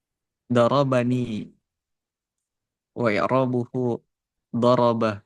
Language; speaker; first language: Arabic; non-native, fluent; Indonesian